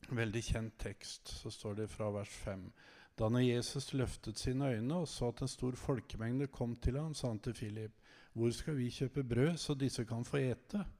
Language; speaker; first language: Norwegian; native; Norwegian